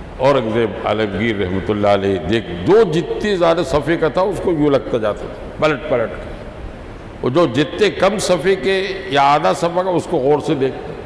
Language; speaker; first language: Urdu; native; Urdu